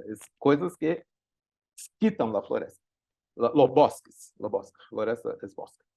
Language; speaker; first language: Spanish; non-native, learner; Portuguese